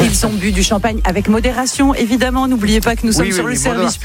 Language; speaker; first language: French; native; French